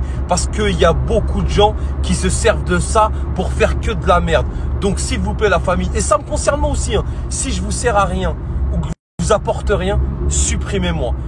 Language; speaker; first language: French; native; French